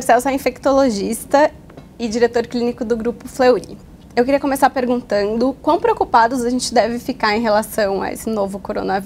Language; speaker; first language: Portuguese; native; Portuguese